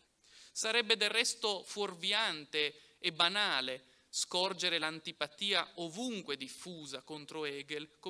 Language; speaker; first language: Italian; native; Italian